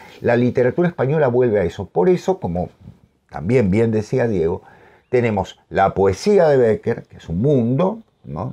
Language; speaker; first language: Spanish; native; Spanish